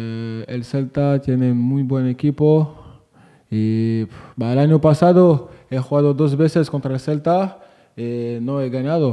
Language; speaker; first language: Spanish; non-native, fluent; French